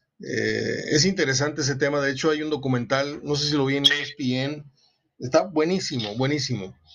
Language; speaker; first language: Spanish; native; Spanish